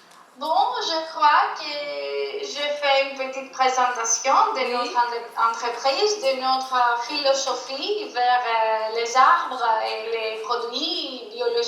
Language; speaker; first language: French; non-native, fluent; Greek